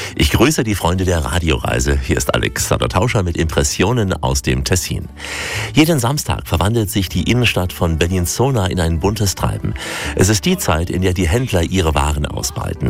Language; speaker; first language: German; native; German